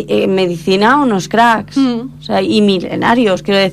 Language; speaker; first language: Spanish; native; Spanish